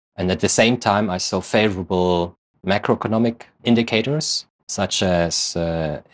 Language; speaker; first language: English; non-native, fluent; German